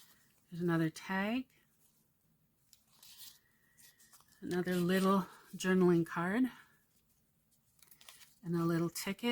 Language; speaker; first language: English; native; English